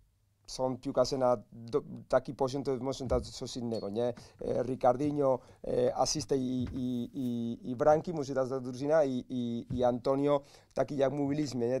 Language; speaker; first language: Polish; non-native, learner; Spanish